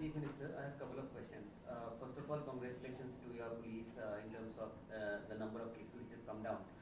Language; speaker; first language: English; non-native, local second language; Assamese